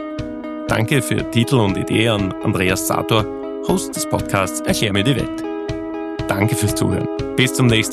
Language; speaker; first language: German; native; German